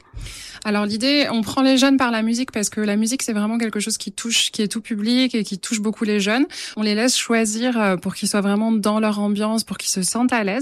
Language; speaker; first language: French; native; French